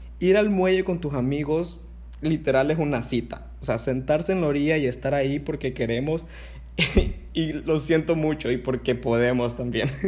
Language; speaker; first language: Spanish; non-native, local second language; English